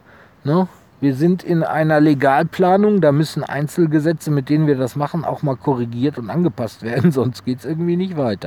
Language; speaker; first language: German; native; German